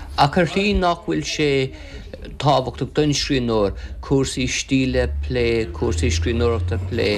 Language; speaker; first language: Irish; non-native, local second language; English